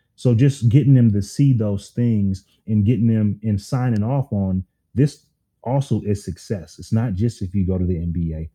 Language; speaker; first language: English; native; English